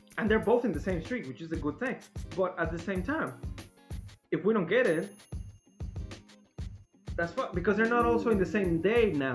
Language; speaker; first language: English; non-native, fluent; Spanish